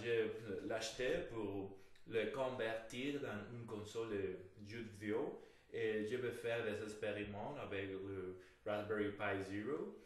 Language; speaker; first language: French; non-native, fluent; Spanish